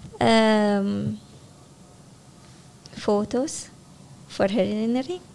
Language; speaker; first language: Dutch; non-native, learner; Arabic